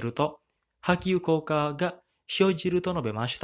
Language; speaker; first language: Japanese; non-native, fluent; Indonesian